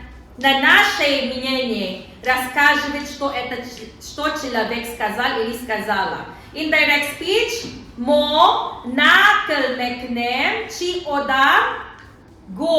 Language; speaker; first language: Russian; non-native, learner; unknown